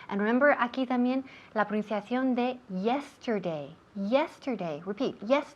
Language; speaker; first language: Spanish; non-native, fluent; English